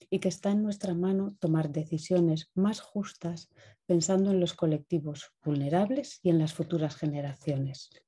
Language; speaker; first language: Spanish; native; Spanish